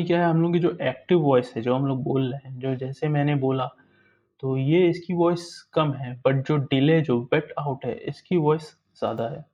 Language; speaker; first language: Hindi; native; Hindi